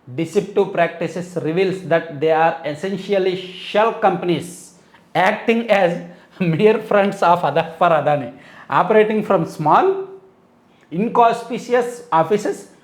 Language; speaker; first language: English; non-native, local second language; Telugu